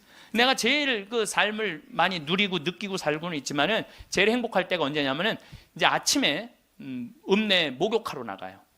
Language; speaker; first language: Korean; native; Korean